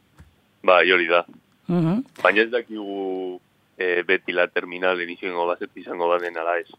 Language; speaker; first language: Basque; non-native, local second language; Spanish